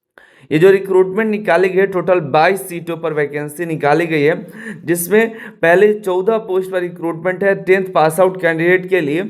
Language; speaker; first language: Hindi; native; Hindi